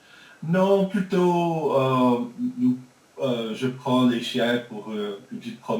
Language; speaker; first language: French; early bilingual, heritage; French